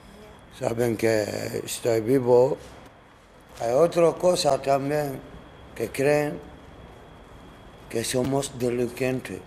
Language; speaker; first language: Spanish; non-native, learner; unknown